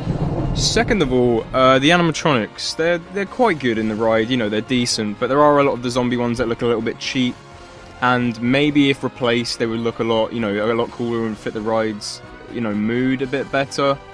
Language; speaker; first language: English; native; English